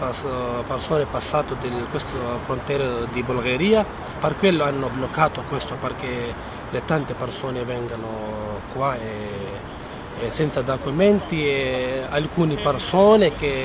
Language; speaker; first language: Italian; non-native, learner; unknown